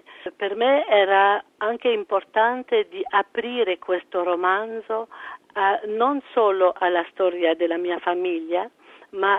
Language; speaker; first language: Italian; early bilingual, heritage; French